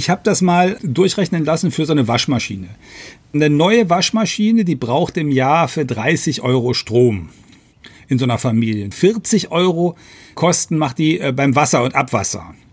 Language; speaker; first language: German; native; German